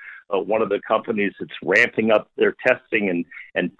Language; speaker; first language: English; native; English